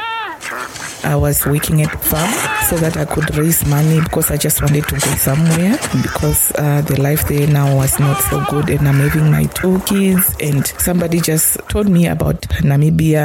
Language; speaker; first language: English; non-native, local second language; Shona